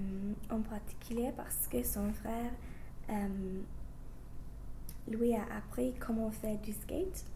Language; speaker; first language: French; non-native, fluent; English